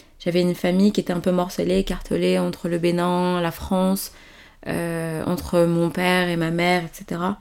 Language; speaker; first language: French; early bilingual, other home language; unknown